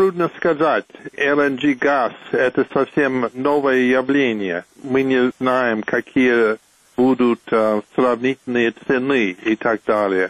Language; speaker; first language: Russian; non-native, fluent; English